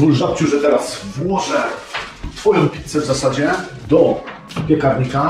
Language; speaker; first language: Polish; native; Polish